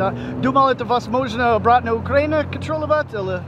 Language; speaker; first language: Russian; non-native, learner; English